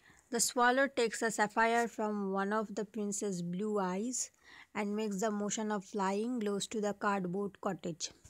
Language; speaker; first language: English; non-native, local second language; Bangla